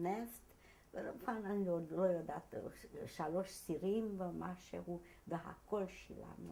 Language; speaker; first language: Hebrew; non-native, fluent; Hungarian